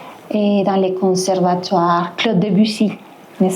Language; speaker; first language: French; non-native, fluent; Spanish